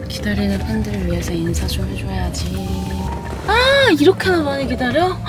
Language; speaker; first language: Korean; native; Korean